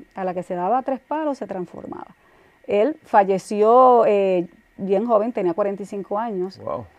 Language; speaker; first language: Spanish; native; Spanish